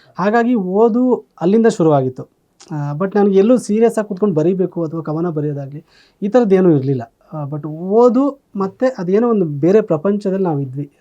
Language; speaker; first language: Kannada; native; Kannada